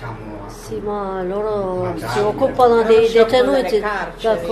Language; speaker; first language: Italian; non-native, fluent; Turkish